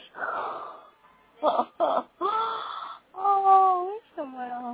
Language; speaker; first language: Chinese; non-native, learner; Korean